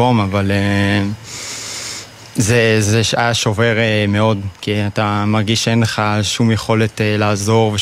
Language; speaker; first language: Hebrew; native; Hebrew